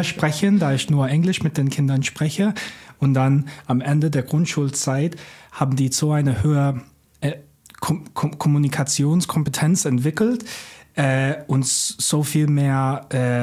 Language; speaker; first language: German; non-native, fluent; English